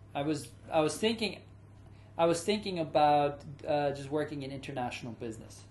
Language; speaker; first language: English; early bilingual, other home language; German